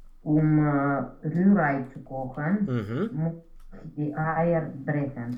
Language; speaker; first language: German; non-native, learner; Romanian